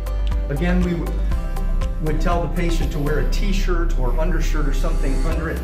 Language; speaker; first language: English; native; English